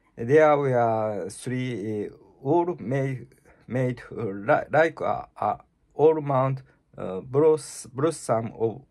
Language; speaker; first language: English; non-native, learner; Japanese